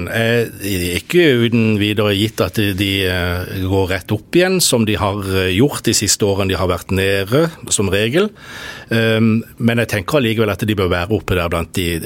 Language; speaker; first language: Norwegian; native; Norwegian